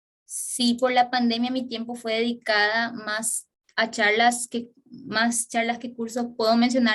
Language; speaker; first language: Spanish; native; Spanish